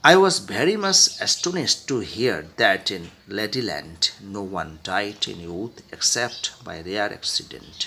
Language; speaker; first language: English; non-native, local second language; Bangla